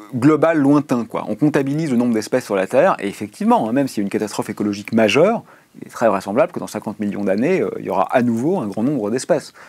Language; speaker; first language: French; native; French